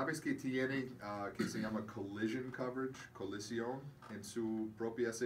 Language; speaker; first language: Spanish; non-native, learner; English